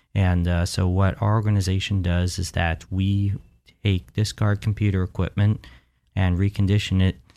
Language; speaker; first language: English; native; English